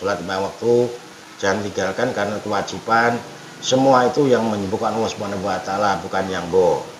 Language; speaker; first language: Indonesian; non-native, local second language; Javanese